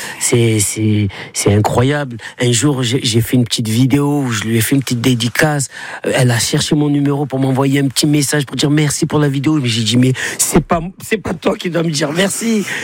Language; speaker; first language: French; native; French